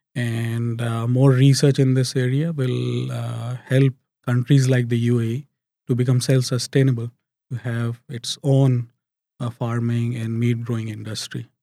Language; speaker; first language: English; non-native, local second language; Hindi